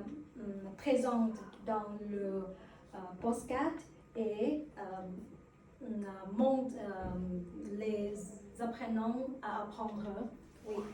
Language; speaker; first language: French; non-native, learner; Vietnamese